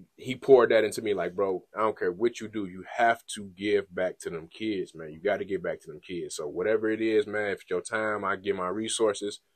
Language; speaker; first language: English; native; English